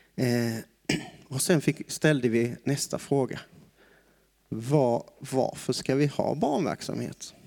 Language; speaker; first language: Swedish; native; Swedish